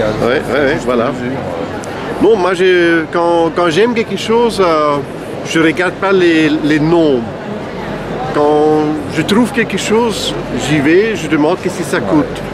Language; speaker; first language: French; non-native, local second language; Dutch